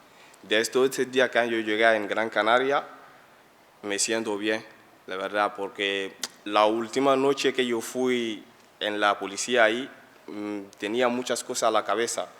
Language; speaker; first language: Spanish; non-native, learner; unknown